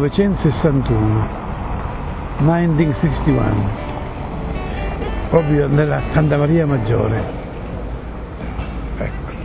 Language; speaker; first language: Italian; native; Italian